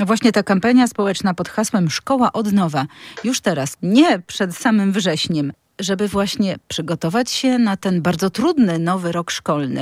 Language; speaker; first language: Polish; native; Polish